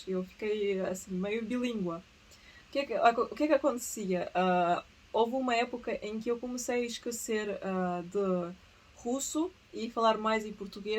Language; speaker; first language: Portuguese; early bilingual, other home language; Russian